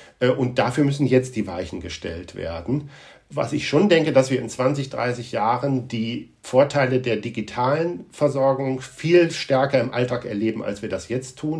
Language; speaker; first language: German; native; German